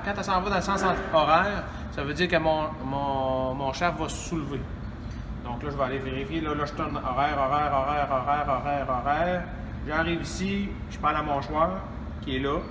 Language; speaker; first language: French; native; French